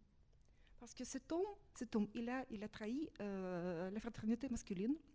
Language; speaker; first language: French; non-native, fluent; Russian